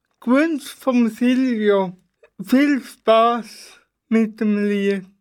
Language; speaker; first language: German; non-native, learner; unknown